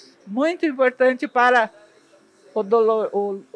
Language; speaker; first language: Portuguese; non-native, learner; Spanish